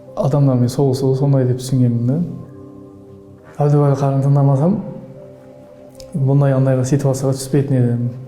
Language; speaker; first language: Kazakh; non-native, local second language; Uzbek